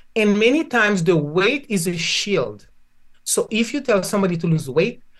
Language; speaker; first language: English; non-native, fluent; Haitian Creole